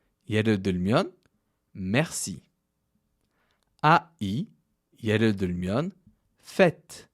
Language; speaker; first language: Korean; non-native, fluent; French